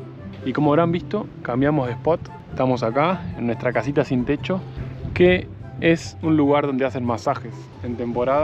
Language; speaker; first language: Spanish; native; Spanish